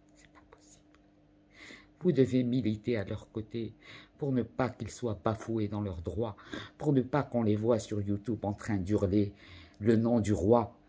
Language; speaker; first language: French; non-native, local second language; Arabic